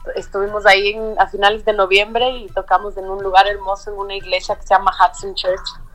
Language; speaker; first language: Spanish; native; Spanish